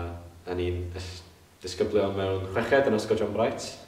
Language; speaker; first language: Welsh; non-native, local second language; English